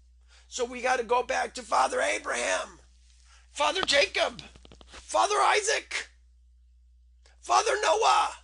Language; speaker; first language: English; native; English